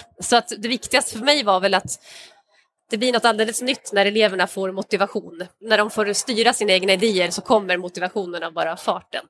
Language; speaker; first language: Swedish; native; Swedish